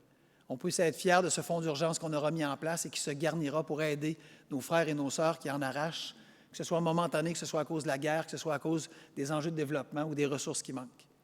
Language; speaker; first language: French; native; French